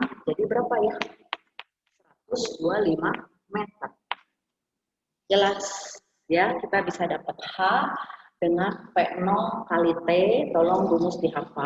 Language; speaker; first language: Indonesian; native; Indonesian